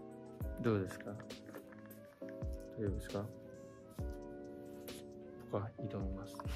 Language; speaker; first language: Japanese; non-native, fluent; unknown